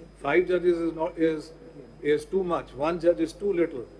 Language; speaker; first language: English; non-native, local second language; Urdu